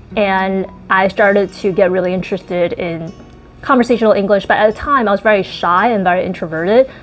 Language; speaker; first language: English; early bilingual, other home language; Chinese